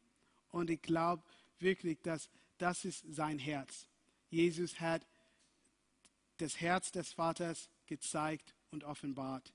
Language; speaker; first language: German; non-native, fluent; English